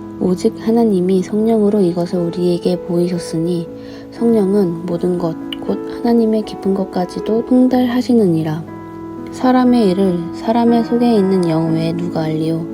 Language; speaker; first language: Korean; native; Korean